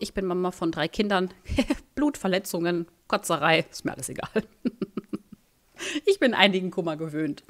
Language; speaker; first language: German; native; German